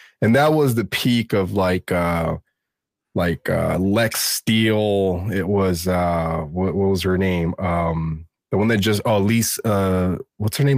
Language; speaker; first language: English; early bilingual, other home language; Spanish